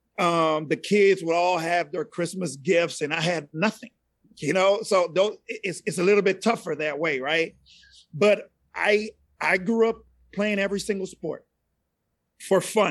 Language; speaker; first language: English; non-native, fluent; Spanish